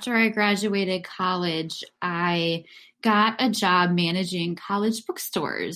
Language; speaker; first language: English; native; English